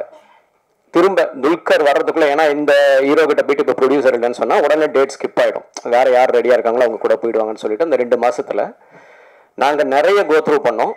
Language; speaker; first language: Tamil; native; Tamil